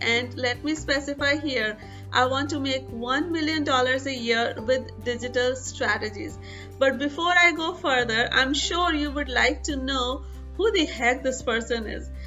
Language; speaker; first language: English; non-native, local second language; Hindi